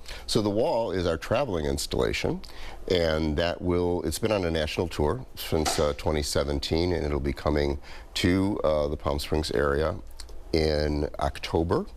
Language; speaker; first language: English; native; English